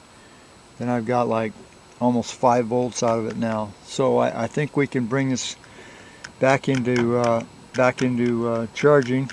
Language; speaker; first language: English; native; English